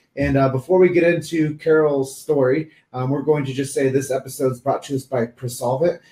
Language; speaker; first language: English; native; English